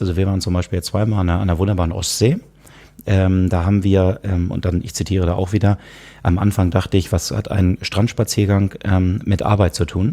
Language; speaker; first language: German; native; German